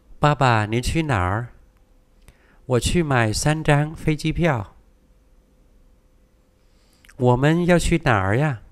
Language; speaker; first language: Chinese; non-native, fluent; Vietnamese